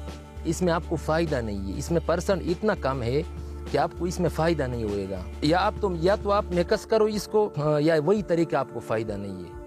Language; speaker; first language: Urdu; non-native, local second language; Pashto